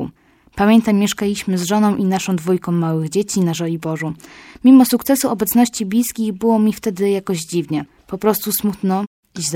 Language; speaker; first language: Polish; native; Polish